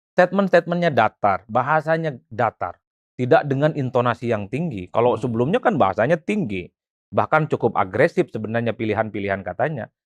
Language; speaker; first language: Indonesian; non-native, local second language; Madurese